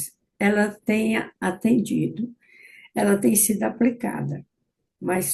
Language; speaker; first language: Portuguese; native; Portuguese